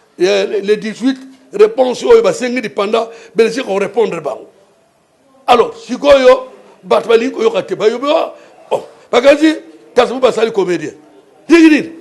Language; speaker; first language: Lingala; non-native, local second language; Kongo